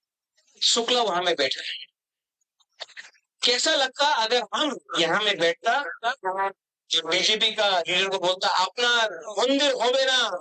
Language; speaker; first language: Hindi; non-native, local second language; Kok Borok